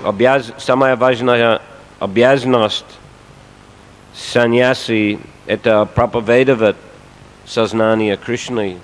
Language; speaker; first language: Russian; non-native, fluent; English